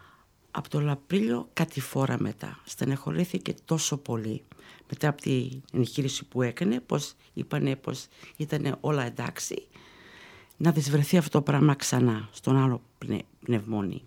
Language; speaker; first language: Greek; early bilingual, heritage; Greek